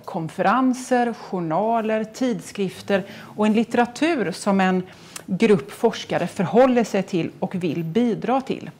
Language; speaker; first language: Swedish; native; Swedish